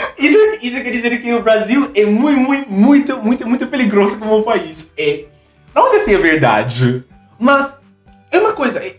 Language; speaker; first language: Portuguese; non-native, learner; English